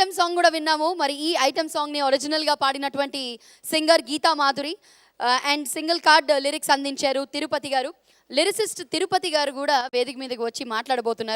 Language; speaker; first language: Telugu; native; Telugu